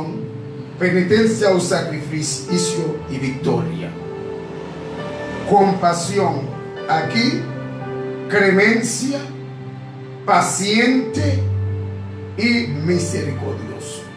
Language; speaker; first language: Spanish; native; Spanish